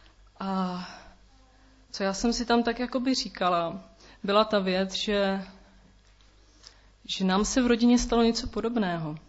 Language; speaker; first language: Czech; native; Czech